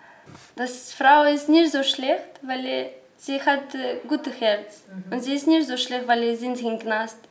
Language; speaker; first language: German; non-native, learner; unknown